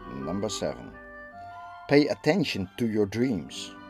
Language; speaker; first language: English; non-native, fluent; Dutch